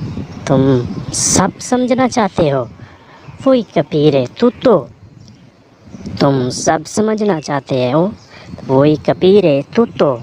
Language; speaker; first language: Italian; non-native, learner; Urdu